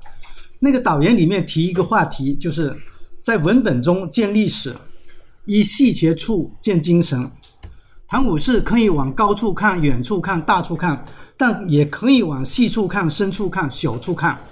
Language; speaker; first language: Chinese; native; Chinese